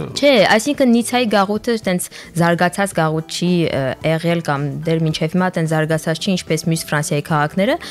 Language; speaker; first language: Armenian; early bilingual, heritage; French